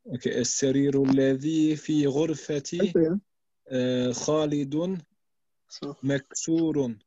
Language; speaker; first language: Arabic; non-native, learner; German